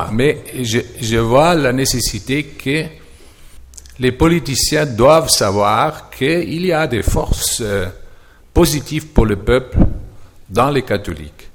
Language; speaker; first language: French; non-native, fluent; German